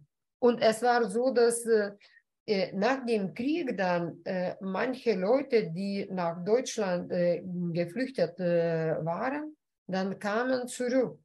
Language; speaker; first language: German; non-native, fluent; Lithuanian